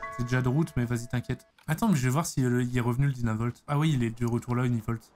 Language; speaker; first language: French; native; French